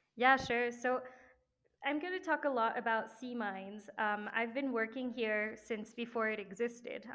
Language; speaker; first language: English; non-native, fluent; French